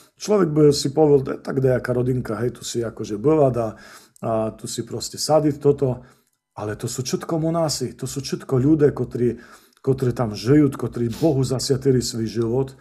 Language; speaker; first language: Slovak; non-native, local second language; Rusyn